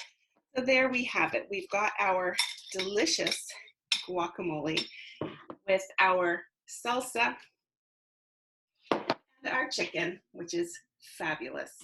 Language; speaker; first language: English; native; English